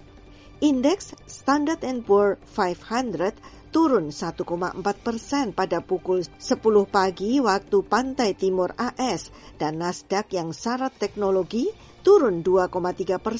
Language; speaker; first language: Indonesian; native; Indonesian